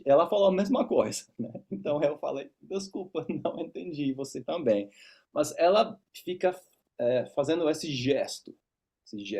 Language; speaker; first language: Portuguese; non-native, fluent; English